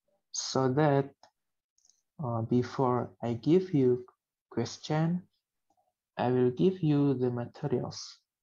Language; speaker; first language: English; non-native, learner; Indonesian